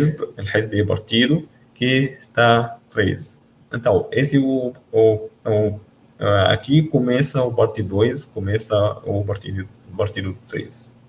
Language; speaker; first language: Portuguese; non-native, learner; Arabic